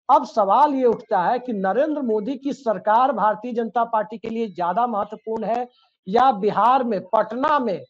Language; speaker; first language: Hindi; native; Hindi